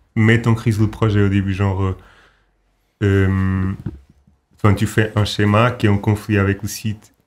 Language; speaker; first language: French; non-native, fluent; Portuguese